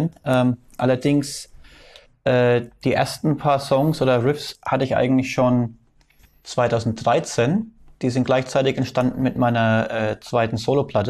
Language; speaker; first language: German; native; German